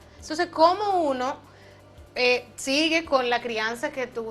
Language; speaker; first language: Spanish; native; Spanish